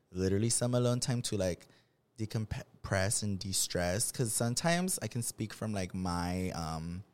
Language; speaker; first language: English; native; English